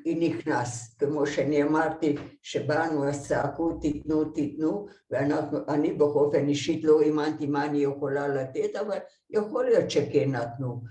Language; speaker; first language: Hebrew; non-native, fluent; Hungarian